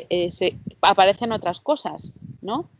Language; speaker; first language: Spanish; native; Spanish